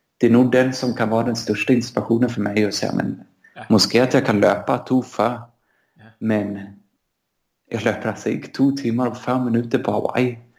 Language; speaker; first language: Swedish; native; Swedish